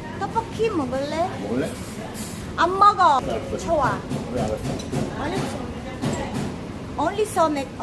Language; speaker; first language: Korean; non-native, learner; Filipino